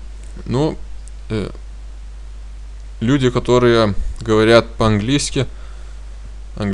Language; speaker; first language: Russian; non-native, fluent; Lithuanian